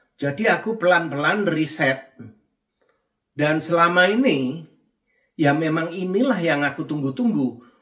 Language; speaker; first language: Indonesian; native; Indonesian